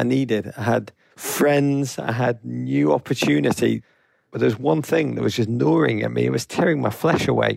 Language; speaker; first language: English; native; English